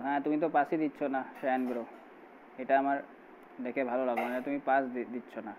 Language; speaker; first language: Hindi; non-native, local second language; Bangla